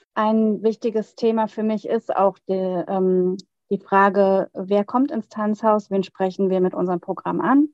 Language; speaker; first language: German; native; German